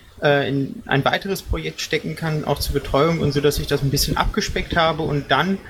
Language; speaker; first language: German; native; German